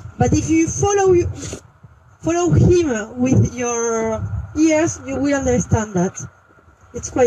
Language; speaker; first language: English; non-native, learner; French